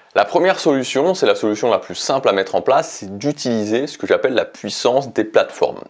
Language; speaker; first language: French; native; French